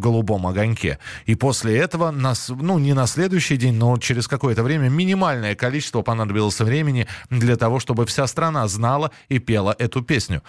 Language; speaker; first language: Russian; native; Russian